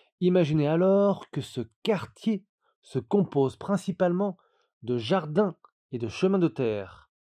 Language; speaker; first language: French; native; French